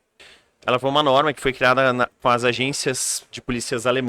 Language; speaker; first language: Portuguese; native; Portuguese